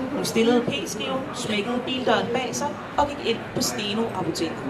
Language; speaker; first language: German; non-native, fluent; Danish